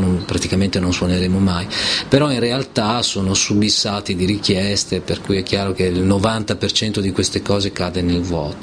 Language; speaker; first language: Italian; native; Italian